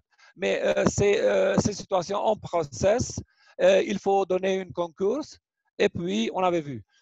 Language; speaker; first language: French; non-native, learner; Albanian